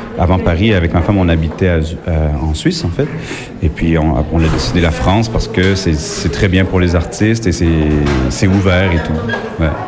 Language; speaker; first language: French; native; French